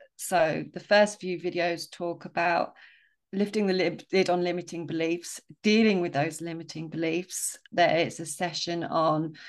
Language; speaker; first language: English; native; English